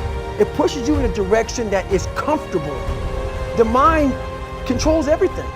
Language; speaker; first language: English; native; English